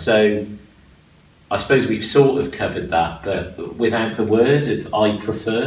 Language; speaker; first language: English; native; English